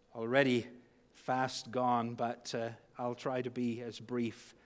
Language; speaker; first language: English; native; English